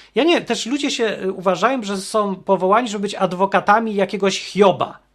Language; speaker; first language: Polish; native; Polish